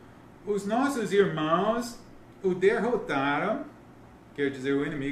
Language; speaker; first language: Portuguese; non-native, learner; English